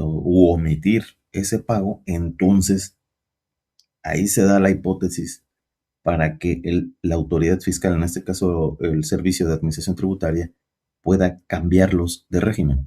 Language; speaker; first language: Spanish; native; Spanish